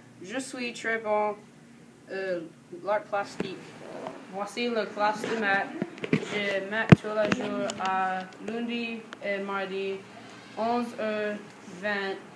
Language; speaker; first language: French; non-native, learner; English